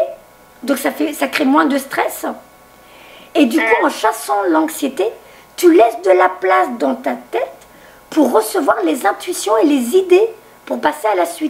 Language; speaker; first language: French; native; French